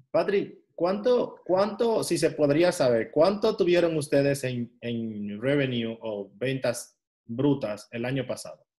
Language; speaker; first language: Spanish; native; Spanish